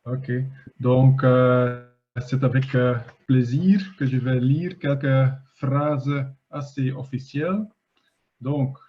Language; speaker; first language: French; non-native, fluent; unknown